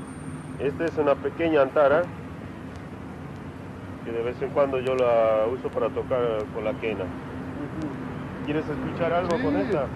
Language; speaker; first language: Spanish; non-native, local second language; Quechua